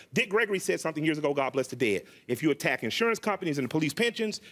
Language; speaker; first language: English; native; English